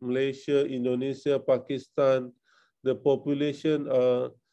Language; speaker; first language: English; non-native, local second language; Malay